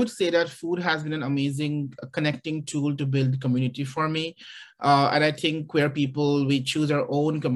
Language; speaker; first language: English; non-native, local second language; Assamese